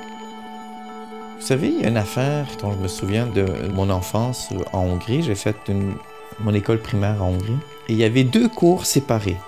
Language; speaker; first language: French; early bilingual, other home language; Hungarian